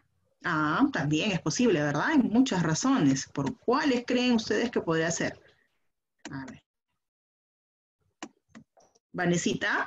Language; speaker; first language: Spanish; native; Spanish